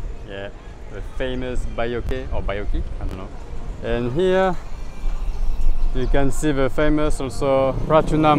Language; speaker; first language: English; non-native, fluent; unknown